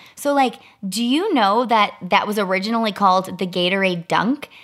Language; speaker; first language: English; native; English